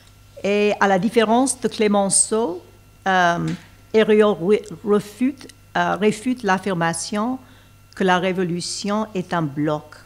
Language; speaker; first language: French; non-native, fluent; English